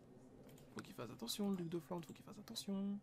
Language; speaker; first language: French; native; French